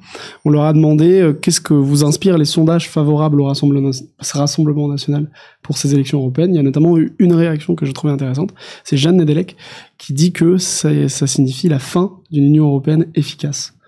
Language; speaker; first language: French; native; French